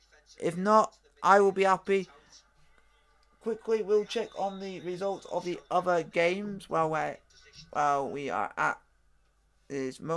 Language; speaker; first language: English; native; English